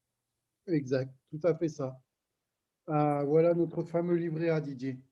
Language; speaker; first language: French; native; French